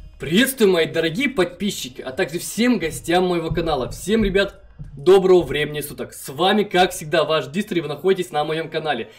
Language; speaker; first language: Russian; non-native, local second language; Kazakh